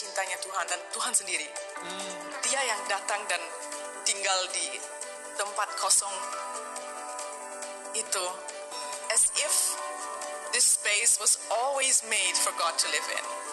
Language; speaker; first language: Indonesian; non-native, fluent; German